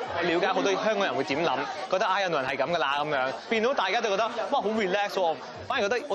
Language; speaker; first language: Chinese; non-native, local second language; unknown